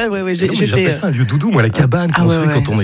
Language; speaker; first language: French; native; French